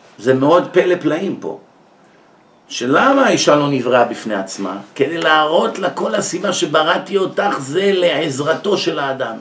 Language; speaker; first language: Hebrew; native; Hebrew